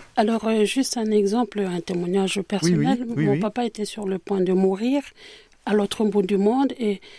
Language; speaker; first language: French; native; French